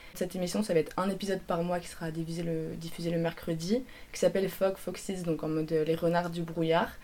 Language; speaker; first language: French; native; French